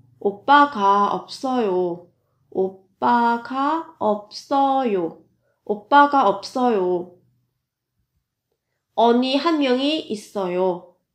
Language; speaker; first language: Korean; non-native, fluent; Vietnamese